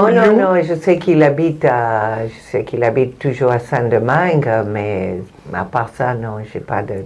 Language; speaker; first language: French; non-native, fluent; Spanish